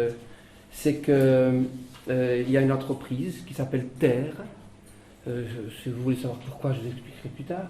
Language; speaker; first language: French; native; French